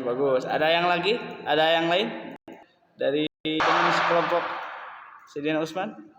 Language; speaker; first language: Indonesian; native; Indonesian